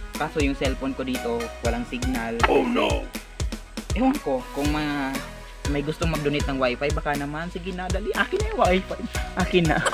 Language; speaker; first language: Filipino; non-native, local second language; Waray